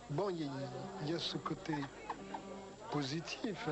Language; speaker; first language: French; non-native, local second language; Arabic